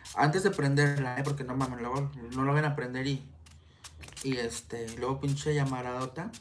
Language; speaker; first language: Spanish; native; Spanish